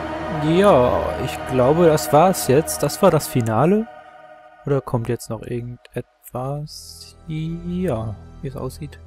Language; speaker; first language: German; native; German